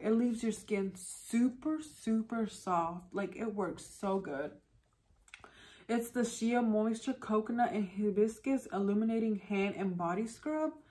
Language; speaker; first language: English; early bilingual, other home language; Spanish